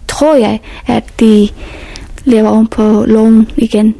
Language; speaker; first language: Danish; non-native, fluent; Persian